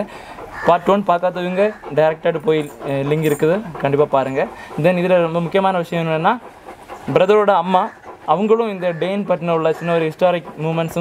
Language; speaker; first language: Tamil; native; Tamil